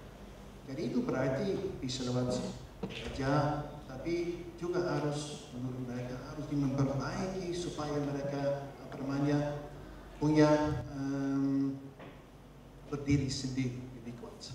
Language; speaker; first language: Indonesian; non-native, fluent; Dutch